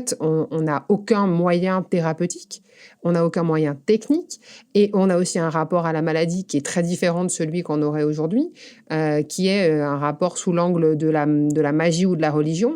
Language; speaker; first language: French; native; French